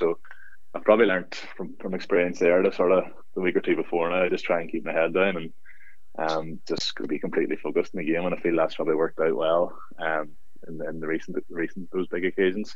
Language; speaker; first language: English; native; English